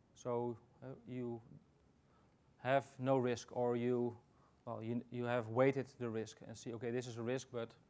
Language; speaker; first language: English; non-native, fluent; Dutch